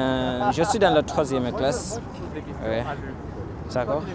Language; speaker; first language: French; non-native, learner; Swahili